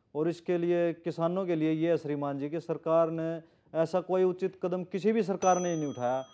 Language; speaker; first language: Hindi; native; Hindi